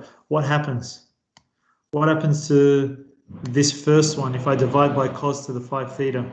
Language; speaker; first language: English; native; English